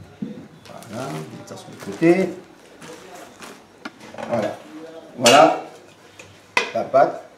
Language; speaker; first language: French; native; French